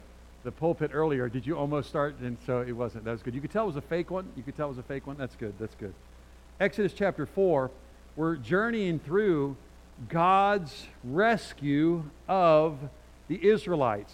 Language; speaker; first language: English; native; English